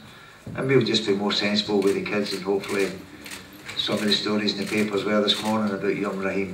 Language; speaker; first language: English; native; English